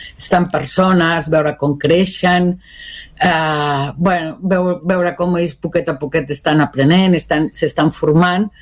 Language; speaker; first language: Catalan; non-native, local second language; Spanish